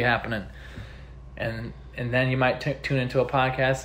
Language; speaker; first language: English; native; English